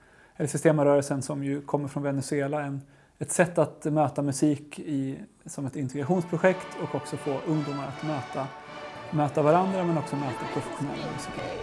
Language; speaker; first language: Swedish; native; Swedish